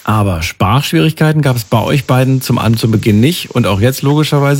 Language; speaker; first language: German; native; German